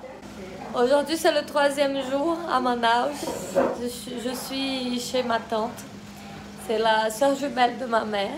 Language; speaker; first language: French; non-native, fluent; Portuguese